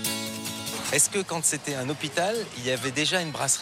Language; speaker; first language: French; native; French